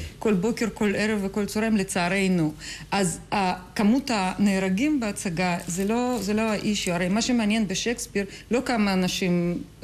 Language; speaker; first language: Hebrew; non-native, fluent; Russian